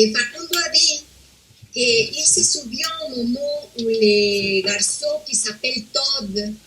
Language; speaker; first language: French; non-native, fluent; Spanish